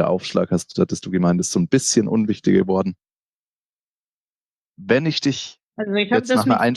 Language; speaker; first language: German; native; German